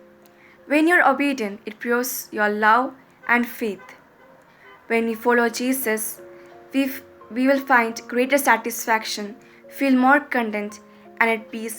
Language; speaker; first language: English; non-native, local second language; Malayalam